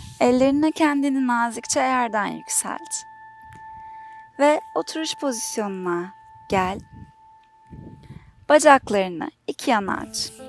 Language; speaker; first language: Turkish; native; Turkish